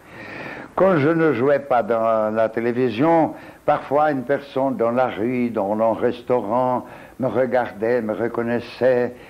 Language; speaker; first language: French; non-native, fluent; Portuguese